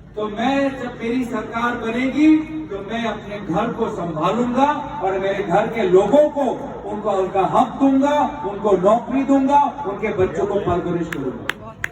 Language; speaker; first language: Hindi; non-native, local second language; Assamese